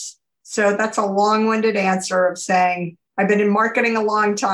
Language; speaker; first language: English; native; English